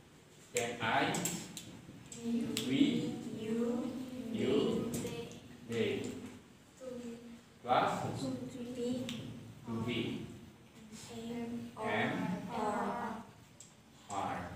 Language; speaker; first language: English; non-native, fluent; Indonesian